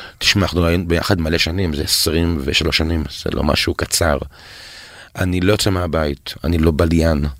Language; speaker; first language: Hebrew; native; Hebrew